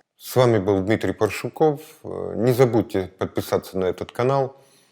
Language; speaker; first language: Russian; native; Russian